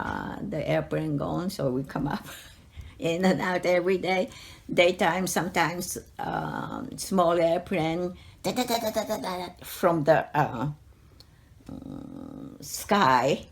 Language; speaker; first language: English; non-native, learner; Japanese